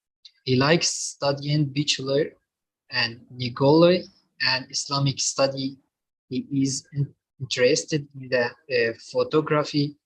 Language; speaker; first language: English; non-native, learner; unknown